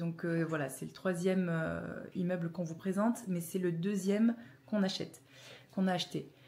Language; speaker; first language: French; native; French